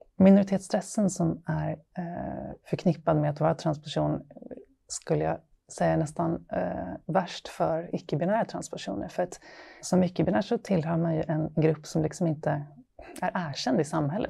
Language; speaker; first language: Swedish; native; Swedish